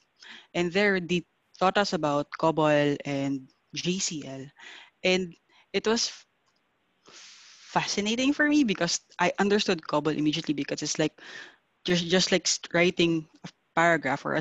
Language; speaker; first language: English; non-native, local second language; Filipino